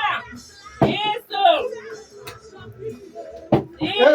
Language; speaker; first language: Portuguese; non-native, learner; Haitian Creole